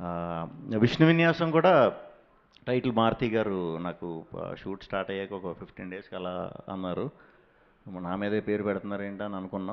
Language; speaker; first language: Telugu; native; Telugu